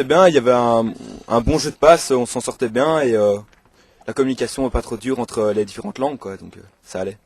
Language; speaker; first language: French; native; French